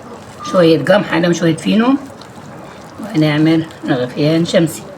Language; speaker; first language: Arabic; native; Arabic